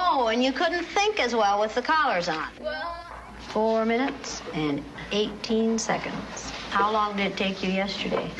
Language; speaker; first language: English; native; English